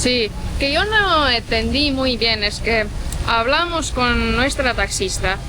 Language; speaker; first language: Spanish; non-native, fluent; Estonian